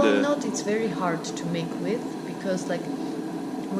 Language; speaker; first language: English; non-native, fluent; Armenian